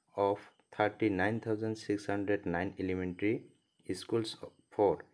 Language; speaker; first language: English; non-native, local second language; Assamese